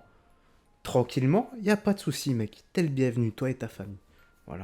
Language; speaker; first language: French; native; French